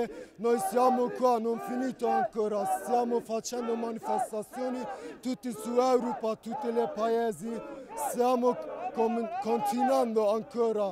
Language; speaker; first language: Italian; non-native, learner; Kurdish